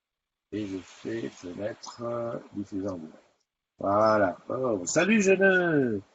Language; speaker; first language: French; native; French